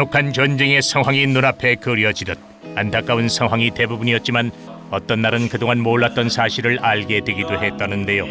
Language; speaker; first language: Korean; native; Korean